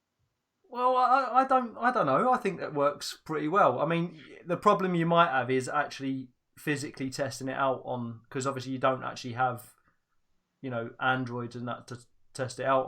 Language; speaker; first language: English; native; English